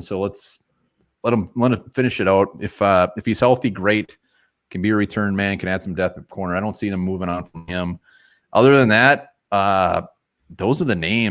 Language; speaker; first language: English; native; English